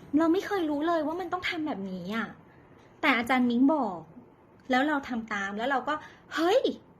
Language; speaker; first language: Thai; native; Thai